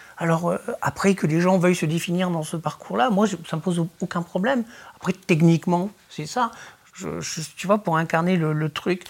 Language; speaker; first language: French; early bilingual, other home language; Spanish